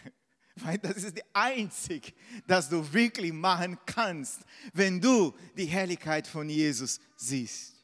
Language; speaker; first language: German; non-native, fluent; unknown